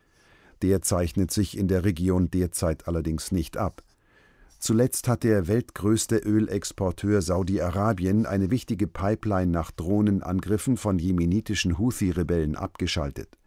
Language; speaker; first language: German; native; German